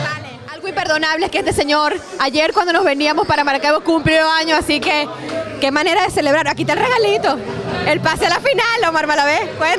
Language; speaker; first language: Spanish; native; Spanish